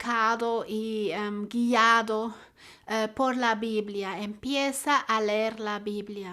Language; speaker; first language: Spanish; non-native, fluent; German